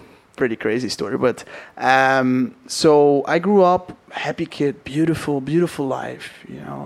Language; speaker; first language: English; non-native, fluent; Dutch